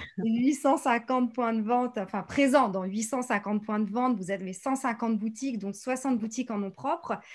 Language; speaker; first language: French; native; French